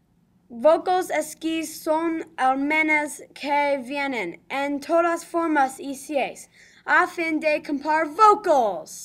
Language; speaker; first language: Spanish; non-native, learner; English